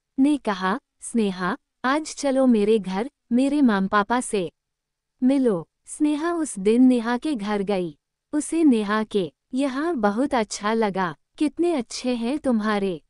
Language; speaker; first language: Hindi; native; Hindi